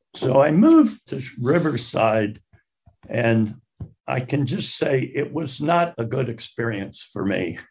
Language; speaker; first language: English; native; English